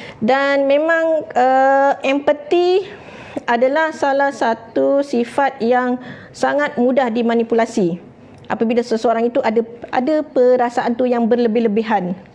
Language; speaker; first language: Malay; native; Malay